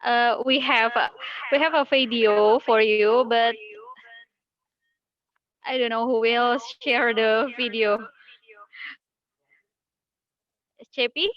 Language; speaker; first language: English; non-native, local second language; Indonesian